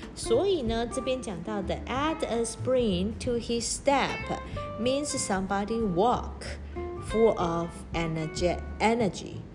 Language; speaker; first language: English; non-native, fluent; Chinese